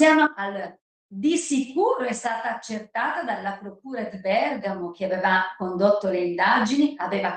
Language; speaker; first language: Italian; native; Italian